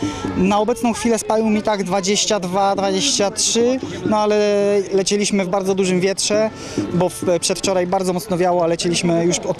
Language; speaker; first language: Polish; native; Polish